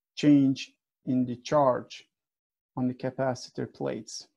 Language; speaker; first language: English; non-native, fluent; Turkish